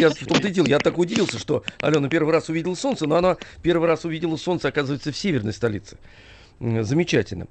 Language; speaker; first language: Russian; native; Russian